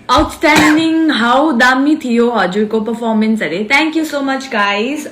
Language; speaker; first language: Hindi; non-native, local second language; Nepali